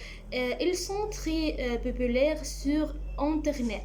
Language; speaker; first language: French; non-native, learner; Arabic